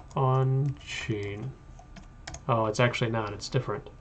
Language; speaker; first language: English; native; English